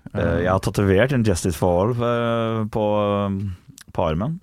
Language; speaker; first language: Norwegian; native; Norwegian